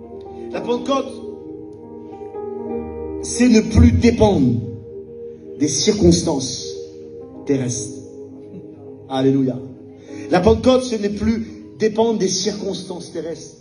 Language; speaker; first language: French; native; French